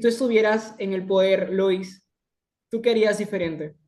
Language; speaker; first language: Spanish; native; Spanish